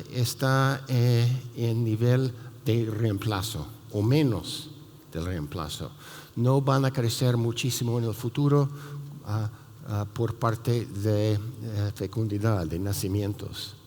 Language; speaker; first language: Spanish; non-native, fluent; English